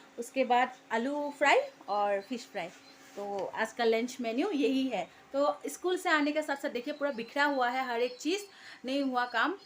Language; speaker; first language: Hindi; non-native, local second language; Bangla